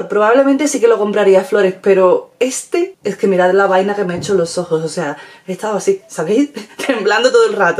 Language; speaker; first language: Spanish; native; Spanish